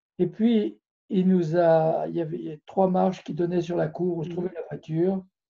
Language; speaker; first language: French; native; French